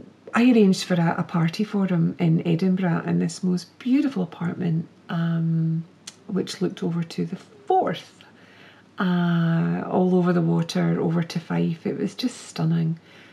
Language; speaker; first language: English; native; English